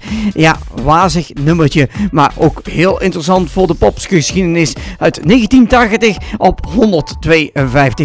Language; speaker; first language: Dutch; native; Dutch